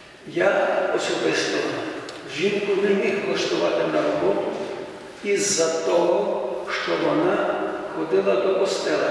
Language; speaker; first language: Ukrainian; native; Ukrainian